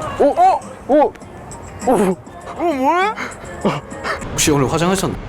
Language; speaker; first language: Korean; native; Korean